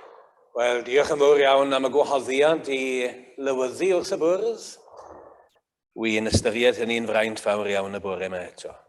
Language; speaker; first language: Welsh; native; Welsh